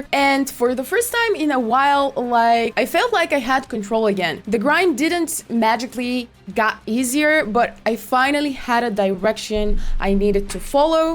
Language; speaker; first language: English; non-native, fluent; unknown